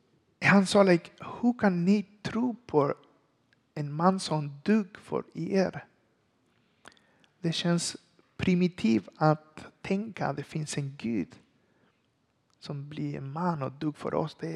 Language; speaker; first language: Swedish; non-native, learner; Spanish